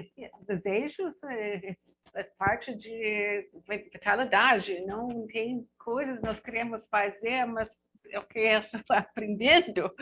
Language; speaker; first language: Portuguese; non-native, learner; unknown